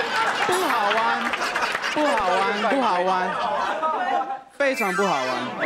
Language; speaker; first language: Chinese; non-native, learner; English